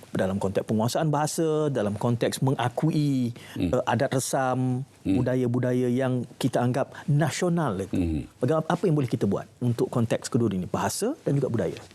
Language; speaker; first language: Malay; native; Malay